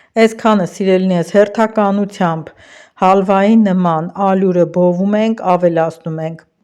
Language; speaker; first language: Armenian; native; Armenian